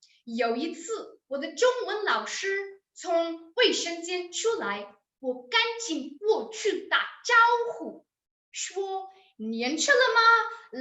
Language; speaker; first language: Chinese; non-native, learner; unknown